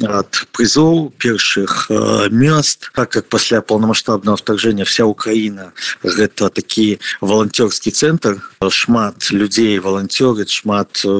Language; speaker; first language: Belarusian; non-native, local second language; Russian